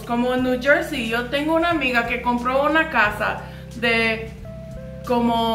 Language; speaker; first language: Spanish; non-native, fluent; English